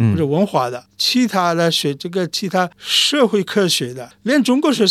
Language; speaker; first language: Chinese; non-native, fluent; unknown